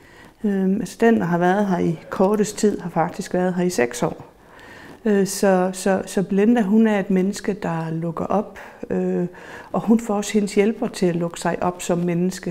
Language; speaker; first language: Danish; native; Danish